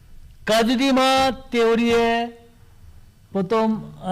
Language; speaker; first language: Czech; non-native, learner; Korean